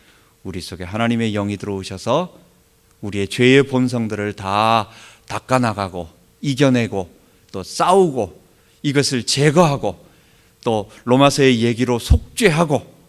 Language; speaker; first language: Korean; native; Korean